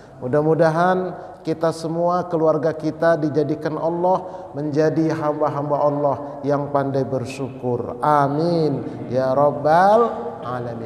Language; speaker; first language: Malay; non-native, local second language; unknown